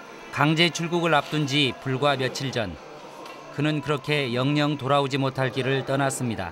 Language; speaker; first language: Korean; native; Korean